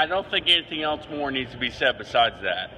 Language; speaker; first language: English; native; English